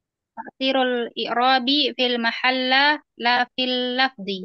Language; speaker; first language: Arabic; non-native, learner; Indonesian